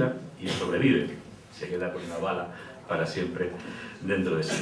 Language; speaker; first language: Spanish; native; Spanish